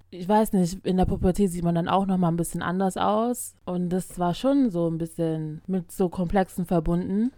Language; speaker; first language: German; early bilingual, other home language; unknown